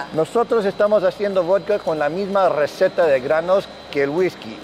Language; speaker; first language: Spanish; non-native, fluent; English